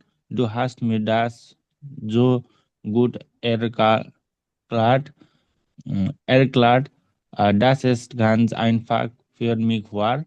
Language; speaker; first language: German; non-native, learner; Nepali